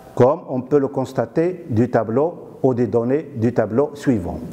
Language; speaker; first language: French; non-native, local second language; Arabic